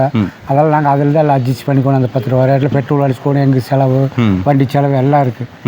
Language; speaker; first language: Tamil; native; Tamil